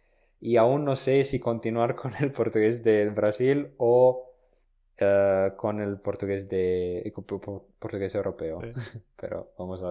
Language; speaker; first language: Spanish; non-native, fluent; Romanian